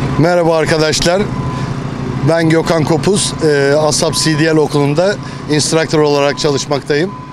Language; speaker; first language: Turkish; native; Turkish